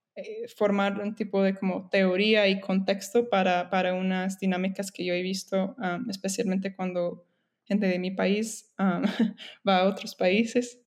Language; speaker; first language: Spanish; non-native, fluent; English